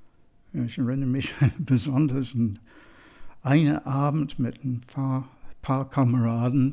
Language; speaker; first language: German; non-native, fluent; English